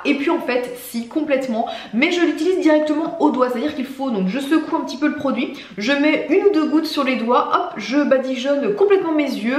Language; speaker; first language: French; native; French